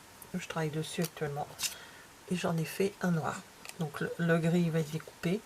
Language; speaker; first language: French; native; French